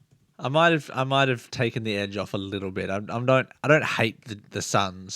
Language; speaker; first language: English; native; English